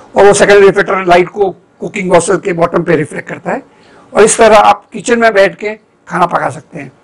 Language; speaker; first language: Hindi; non-native, fluent; Gujarati